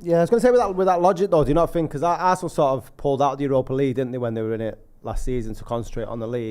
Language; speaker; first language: English; native; English